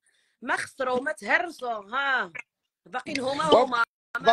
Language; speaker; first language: Arabic; native; Arabic